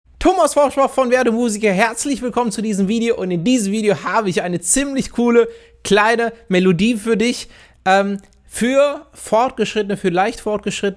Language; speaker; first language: German; native; German